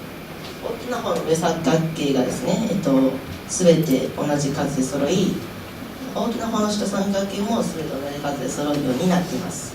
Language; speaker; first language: Japanese; native; Japanese